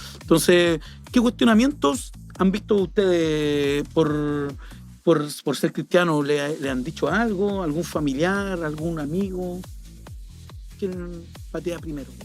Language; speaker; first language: Spanish; native; Spanish